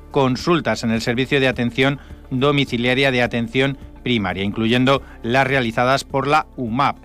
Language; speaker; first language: Spanish; native; Spanish